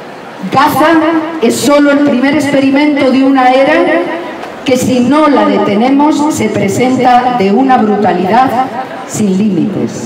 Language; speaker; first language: Spanish; native; Spanish